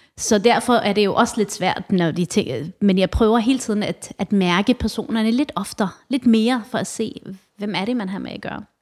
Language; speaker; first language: Danish; early bilingual, other home language; Arabic